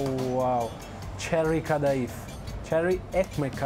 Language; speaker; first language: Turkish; non-native, learner; Italian